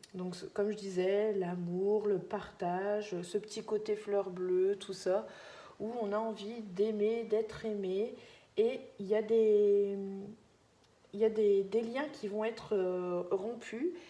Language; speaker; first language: French; native; French